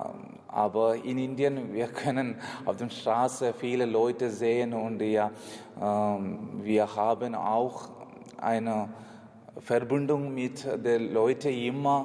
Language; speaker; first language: German; non-native, learner; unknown